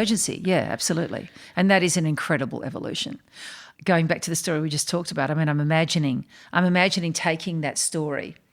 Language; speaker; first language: English; native; English